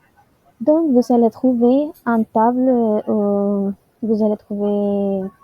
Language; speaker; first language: French; non-native, learner; Spanish